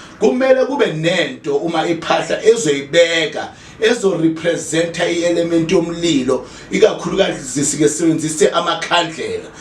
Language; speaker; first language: Zulu; native; Zulu